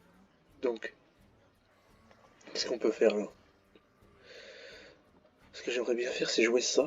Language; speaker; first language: French; native; French